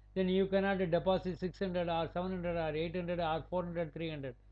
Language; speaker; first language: English; non-native, local second language; Tamil